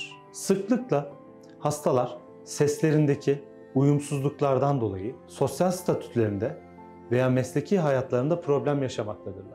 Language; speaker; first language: Turkish; native; Turkish